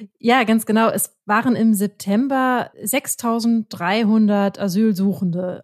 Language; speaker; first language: German; native; German